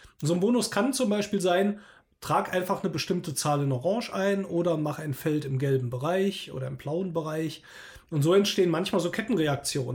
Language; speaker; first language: German; native; German